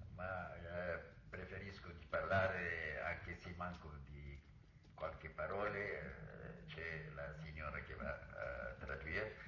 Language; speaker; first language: Italian; non-native, local second language; Arabic